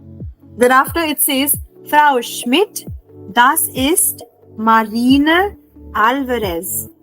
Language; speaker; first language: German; non-native, fluent; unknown